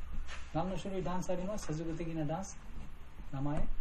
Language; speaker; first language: Japanese; non-native, learner; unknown